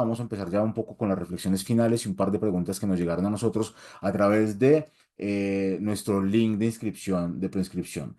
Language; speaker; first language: Spanish; native; Spanish